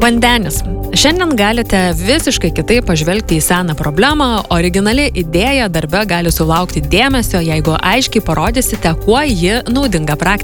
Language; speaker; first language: Lithuanian; native; Lithuanian